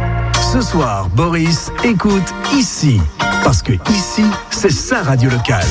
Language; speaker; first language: French; native; French